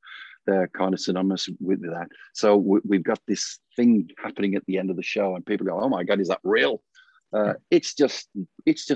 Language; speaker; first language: English; native; English